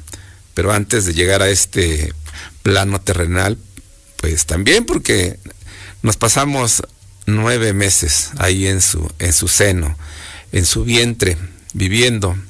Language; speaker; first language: Spanish; native; Spanish